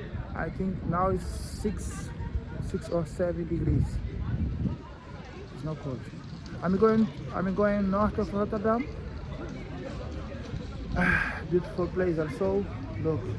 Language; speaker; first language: English; non-native, learner; Portuguese